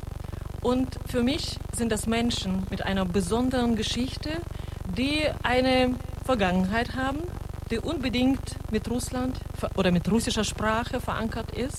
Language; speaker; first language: German; non-native, fluent; Russian